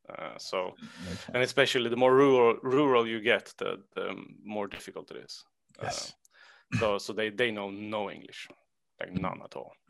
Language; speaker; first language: English; non-native, fluent; Swedish